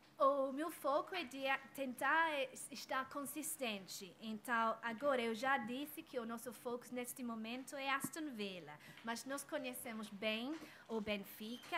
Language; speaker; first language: Portuguese; non-native, fluent; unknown